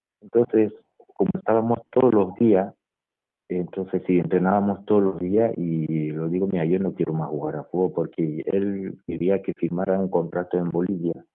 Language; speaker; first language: Spanish; non-native, fluent; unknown